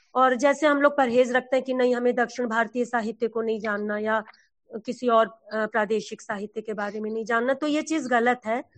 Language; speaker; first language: Hindi; native; Hindi